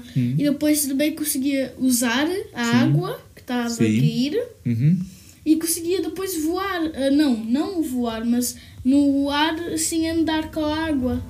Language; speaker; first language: Portuguese; early bilingual, heritage; Portuguese